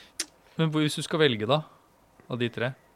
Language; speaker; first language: Norwegian; native; Norwegian